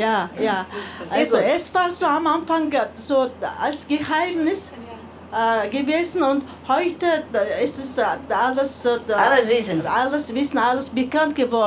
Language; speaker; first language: German; non-native, fluent; Mongolian